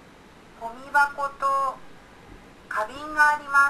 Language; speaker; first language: Japanese; non-native, learner; Indonesian